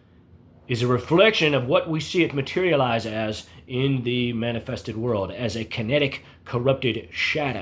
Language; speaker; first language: English; native; English